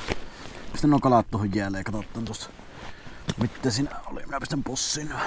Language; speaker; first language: Finnish; native; Finnish